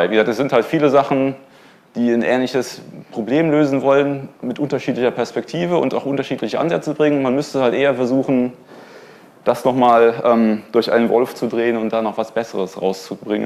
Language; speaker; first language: German; native; German